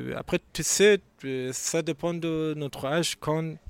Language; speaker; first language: French; non-native, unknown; Persian